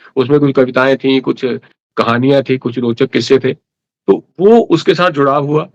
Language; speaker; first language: Hindi; non-native, local second language; Dogri